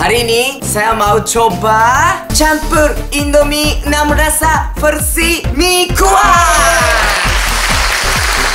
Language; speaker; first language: Indonesian; non-native, learner; Japanese